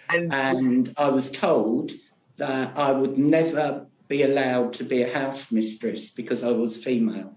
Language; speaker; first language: English; non-native, local second language; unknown